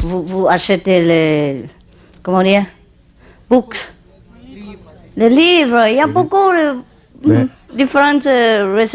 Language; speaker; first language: French; non-native, learner; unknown